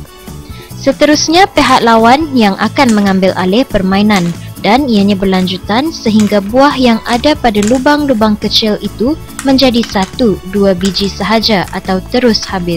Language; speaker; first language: Malay; native; Malay